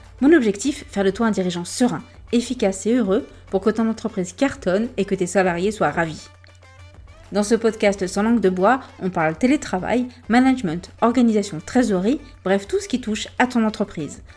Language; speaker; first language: French; native; French